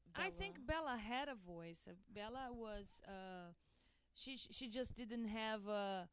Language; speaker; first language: English; non-native, learner; Portuguese